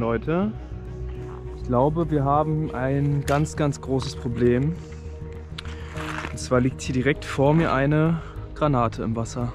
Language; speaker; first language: German; native; German